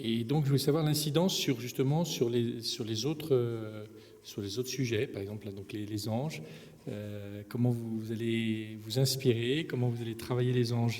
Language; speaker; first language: French; native; French